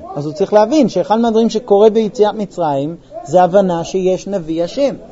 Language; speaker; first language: Hebrew; non-native, fluent; English